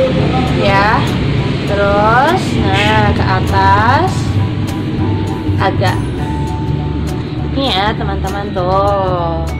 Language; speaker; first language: Indonesian; native; Indonesian